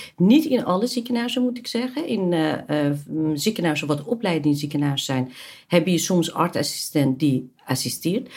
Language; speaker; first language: Dutch; non-native, fluent; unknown